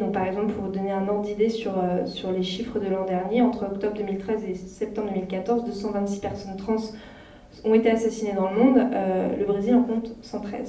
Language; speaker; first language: French; native; French